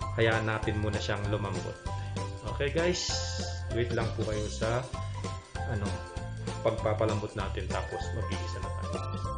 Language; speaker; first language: Filipino; non-native, local second language; Pampanga